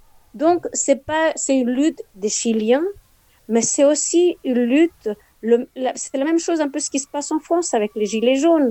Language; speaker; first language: French; non-native, fluent; Spanish